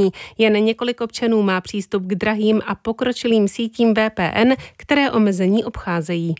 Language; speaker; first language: Czech; native; Czech